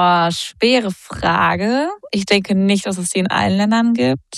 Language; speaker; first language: German; native; German